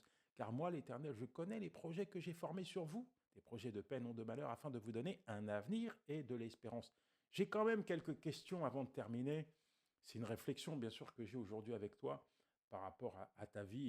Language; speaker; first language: French; native; French